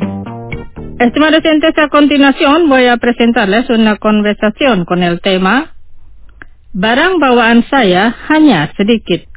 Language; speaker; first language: Spanish; non-native, fluent; Indonesian